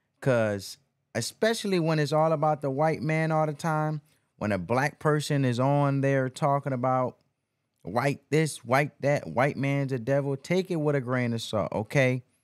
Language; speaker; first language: English; native; English